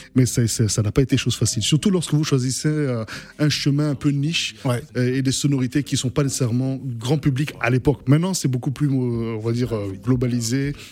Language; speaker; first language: French; native; French